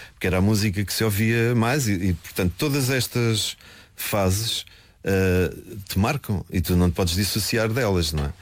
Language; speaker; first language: Portuguese; native; Portuguese